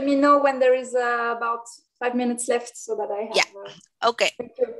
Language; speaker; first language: English; non-native, fluent; French